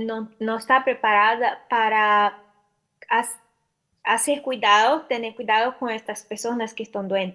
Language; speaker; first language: Spanish; non-native, learner; Portuguese